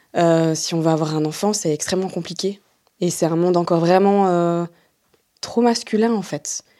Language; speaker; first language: French; native; French